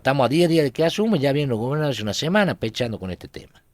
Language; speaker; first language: Spanish; native; Spanish